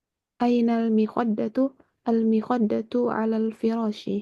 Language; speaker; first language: Arabic; non-native, learner; Indonesian